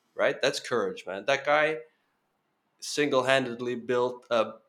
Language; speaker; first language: English; non-native, fluent; Norwegian